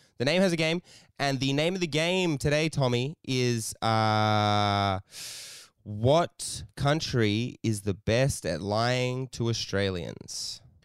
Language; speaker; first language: English; native; English